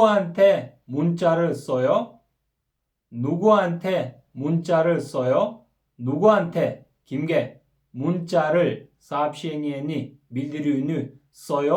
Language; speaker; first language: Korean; non-native, fluent; Kyrgyz